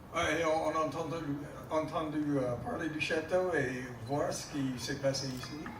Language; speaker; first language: French; non-native, fluent; English